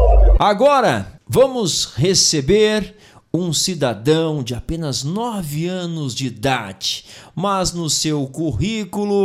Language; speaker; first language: Portuguese; native; Portuguese